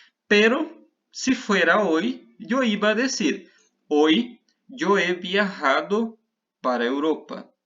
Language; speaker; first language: Spanish; non-native, fluent; Portuguese